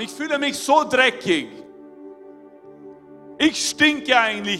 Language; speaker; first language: German; non-native, fluent; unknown